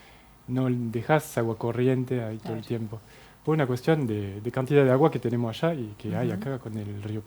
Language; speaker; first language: Spanish; non-native, fluent; French